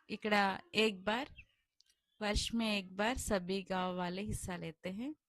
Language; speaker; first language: Hindi; non-native, local second language; Telugu